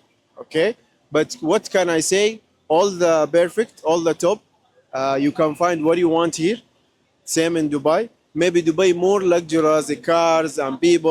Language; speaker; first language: English; non-native, learner; Arabic